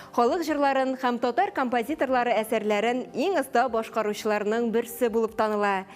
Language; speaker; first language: Tatar; native; Tatar